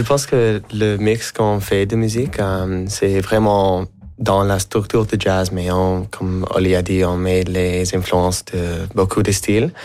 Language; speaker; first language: French; non-native, fluent; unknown